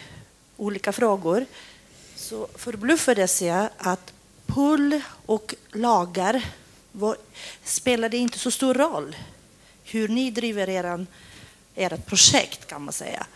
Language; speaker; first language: Swedish; non-native, fluent; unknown